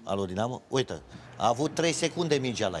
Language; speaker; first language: Romanian; native; Romanian